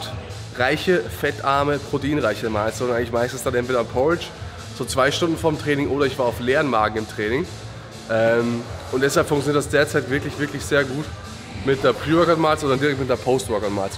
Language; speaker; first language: German; native; German